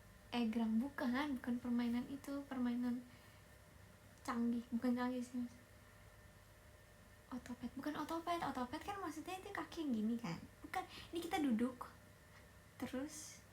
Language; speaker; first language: Indonesian; native; Indonesian